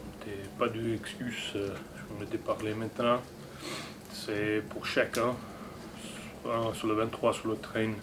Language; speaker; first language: French; non-native, learner; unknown